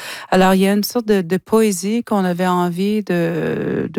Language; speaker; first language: French; non-native, local second language; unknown